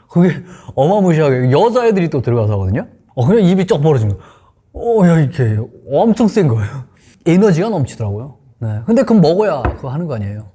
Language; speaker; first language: Korean; native; Korean